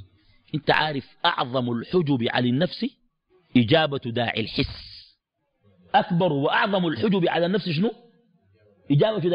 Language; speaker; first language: Arabic; native; Arabic